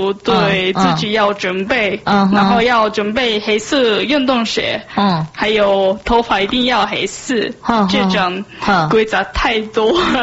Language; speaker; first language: Chinese; non-native, learner; Japanese